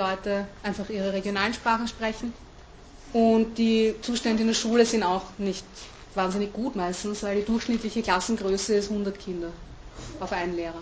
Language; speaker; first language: German; native; German